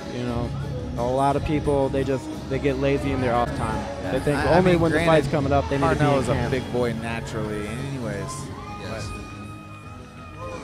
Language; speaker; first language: English; native; English